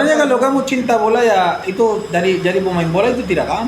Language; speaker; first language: Indonesian; non-native, fluent; Spanish